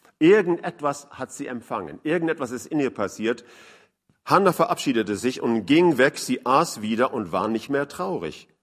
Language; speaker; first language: German; non-native, fluent; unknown